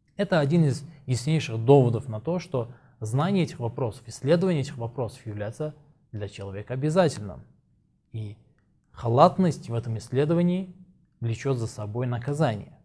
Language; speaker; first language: Russian; non-native, local second language; Azerbaijani